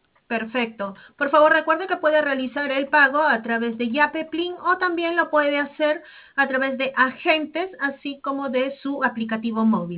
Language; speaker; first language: Spanish; native; Spanish